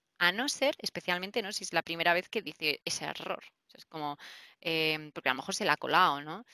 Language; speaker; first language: Spanish; native; Spanish